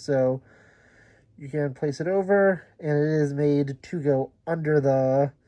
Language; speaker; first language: English; native; English